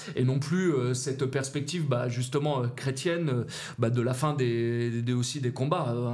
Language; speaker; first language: French; native; French